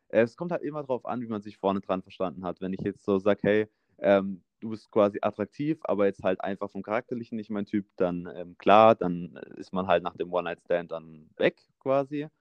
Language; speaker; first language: German; native; German